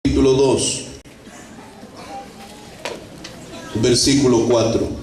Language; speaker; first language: Spanish; native; Spanish